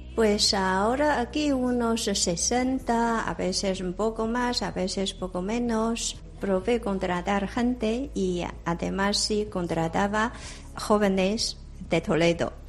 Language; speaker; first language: Spanish; non-native, fluent; Chinese